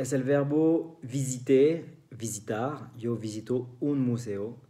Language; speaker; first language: Spanish; non-native, fluent; French